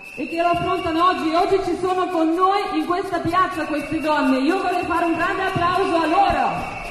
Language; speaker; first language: Italian; non-native, fluent; Russian